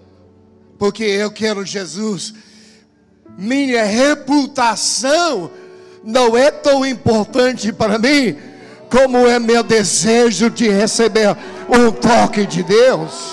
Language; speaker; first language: Portuguese; non-native, fluent; English